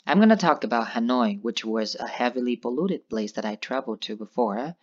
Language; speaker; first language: English; non-native, fluent; Vietnamese